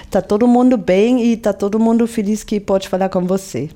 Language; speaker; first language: Portuguese; non-native, fluent; German